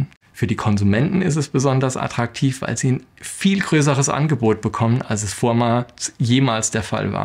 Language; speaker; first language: German; native; German